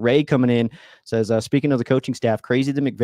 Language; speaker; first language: English; native; English